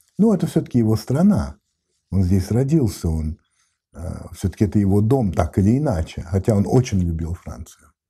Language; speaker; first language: Russian; non-native, fluent; French